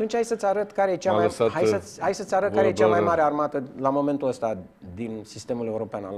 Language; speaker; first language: Romanian; native; Romanian